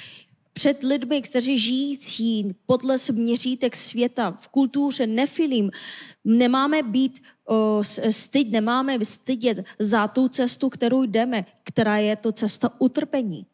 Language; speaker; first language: Czech; non-native, fluent; Korean